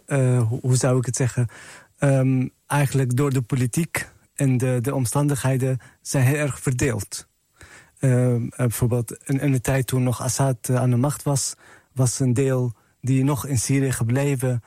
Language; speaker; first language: Dutch; non-native, fluent; Arabic